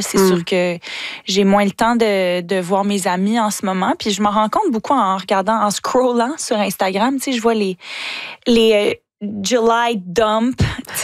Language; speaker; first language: French; native; French